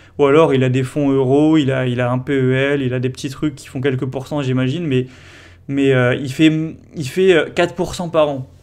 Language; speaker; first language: French; native; French